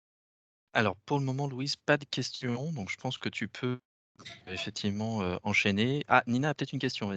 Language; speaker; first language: French; native; French